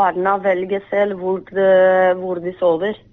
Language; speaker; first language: Norwegian; non-native, fluent; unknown